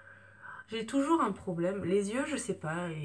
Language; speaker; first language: French; native; French